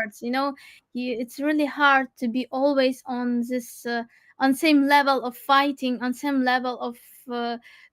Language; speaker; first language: English; non-native, learner; Crimean Tatar